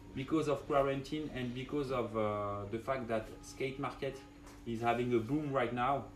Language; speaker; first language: English; non-native, fluent; French